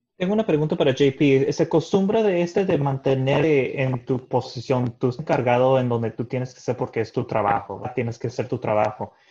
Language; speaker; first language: Spanish; early bilingual, heritage; Spanish